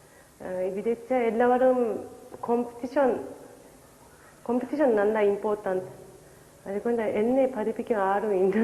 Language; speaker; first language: Malayalam; non-native, learner; Japanese